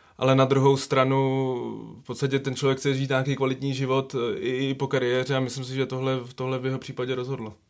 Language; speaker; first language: Czech; native; Czech